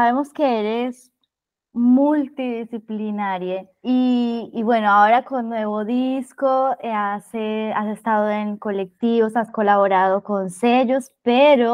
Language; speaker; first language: Spanish; native; Spanish